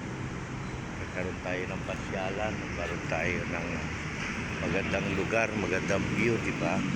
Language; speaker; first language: Filipino; native; Filipino